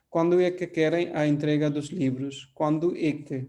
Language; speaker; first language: Portuguese; non-native, fluent; Hindi